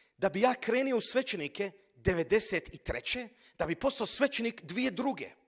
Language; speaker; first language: Croatian; early bilingual, heritage; Croatian